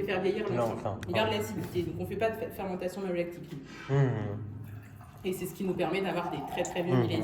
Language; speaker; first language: French; native; French